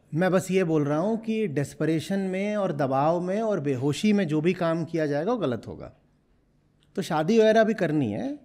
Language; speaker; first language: Hindi; native; Hindi